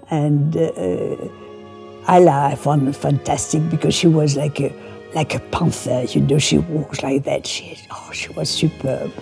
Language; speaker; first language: English; non-native, fluent; French